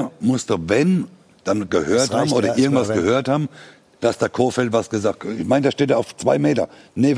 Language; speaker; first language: German; native; German